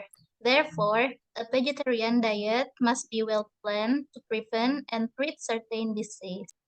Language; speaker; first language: English; non-native, learner; Indonesian